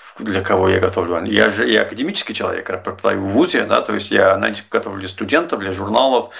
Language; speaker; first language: Russian; non-native, fluent; English